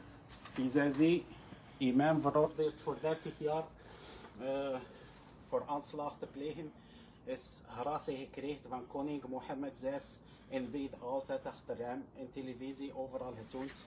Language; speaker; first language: Dutch; non-native, learner; Arabic